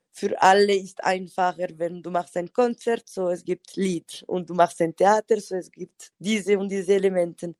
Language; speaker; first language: German; non-native, local second language; Italian